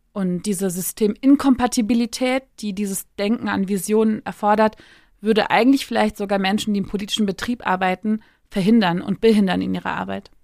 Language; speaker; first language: German; early bilingual, other home language; Turkish